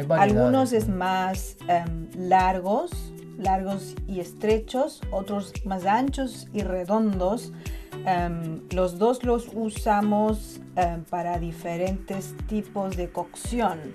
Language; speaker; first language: Spanish; non-native, fluent; Chinese